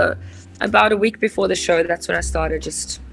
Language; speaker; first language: English; native; English